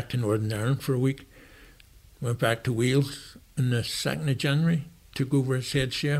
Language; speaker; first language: English; native; English